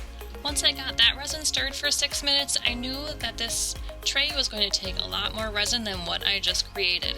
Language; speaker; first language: English; native; English